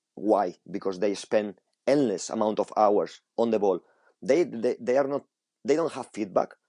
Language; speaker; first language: English; non-native, fluent; Spanish